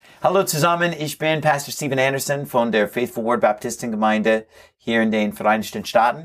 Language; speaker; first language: German; non-native, learner; English